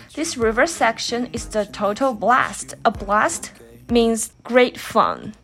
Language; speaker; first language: English; non-native, fluent; Chinese